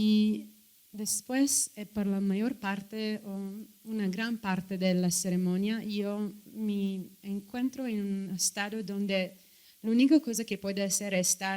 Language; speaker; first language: Spanish; non-native, fluent; English